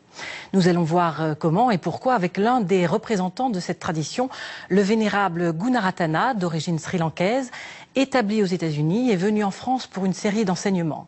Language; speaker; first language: French; native; French